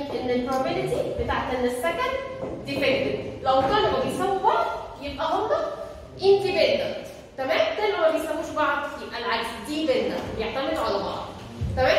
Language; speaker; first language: Arabic; native; Arabic